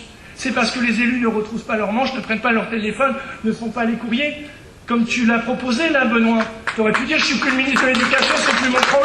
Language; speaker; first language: French; native; French